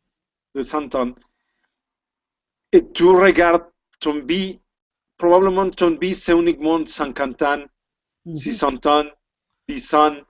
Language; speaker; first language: French; non-native, learner; Spanish